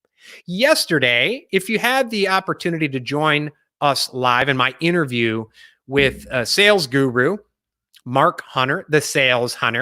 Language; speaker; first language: English; native; English